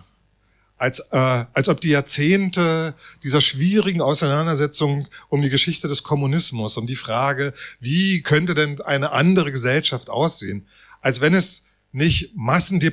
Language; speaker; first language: German; native; German